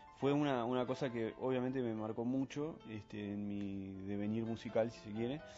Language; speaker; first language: Spanish; early bilingual, other home language; French